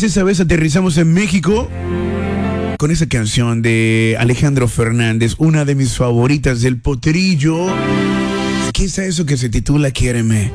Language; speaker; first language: Spanish; native; Spanish